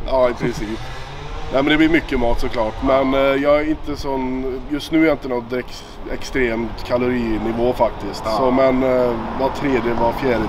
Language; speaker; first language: Swedish; native; Swedish